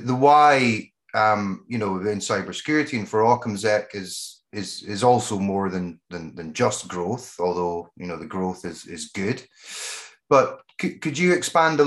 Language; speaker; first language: English; native; English